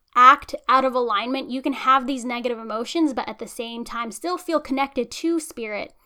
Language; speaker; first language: English; native; English